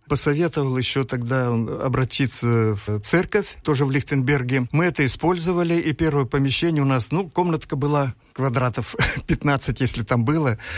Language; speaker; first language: Russian; native; Russian